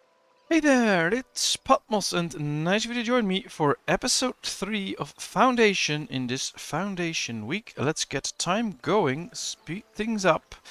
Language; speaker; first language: English; non-native, fluent; Dutch